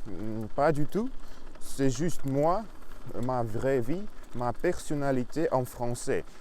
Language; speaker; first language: French; non-native, learner; Russian